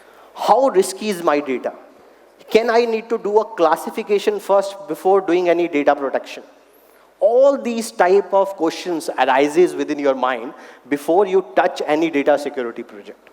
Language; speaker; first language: English; non-native, local second language; Hindi